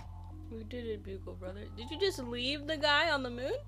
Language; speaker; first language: English; native; English